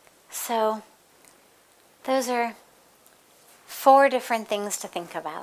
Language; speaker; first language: English; native; English